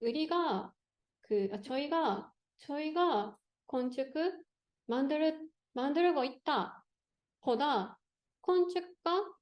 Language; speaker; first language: Korean; non-native, learner; Japanese